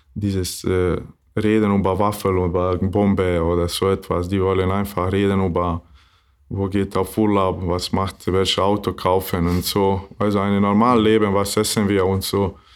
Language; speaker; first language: German; non-native, learner; Bosnian